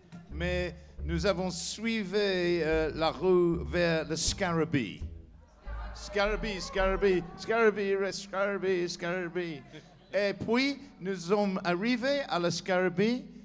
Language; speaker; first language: French; non-native, learner; English